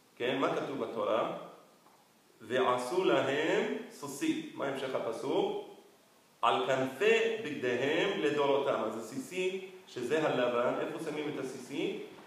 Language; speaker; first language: Hebrew; non-native, fluent; Spanish